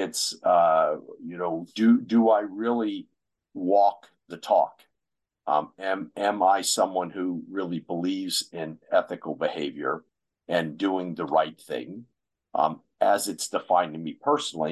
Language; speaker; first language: English; native; English